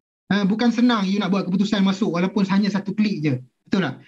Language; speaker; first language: Malay; native; Malay